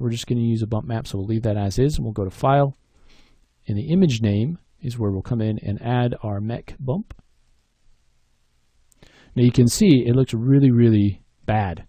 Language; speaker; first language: English; native; English